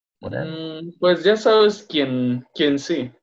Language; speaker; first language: Spanish; native; Spanish